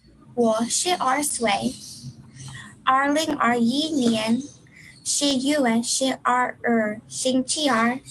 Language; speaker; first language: Chinese; non-native, learner; English